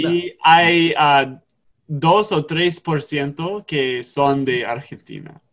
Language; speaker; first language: Spanish; non-native, learner; English